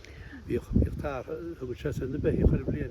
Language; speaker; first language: Irish; native; Irish